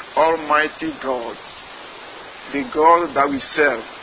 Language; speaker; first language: English; non-native, fluent; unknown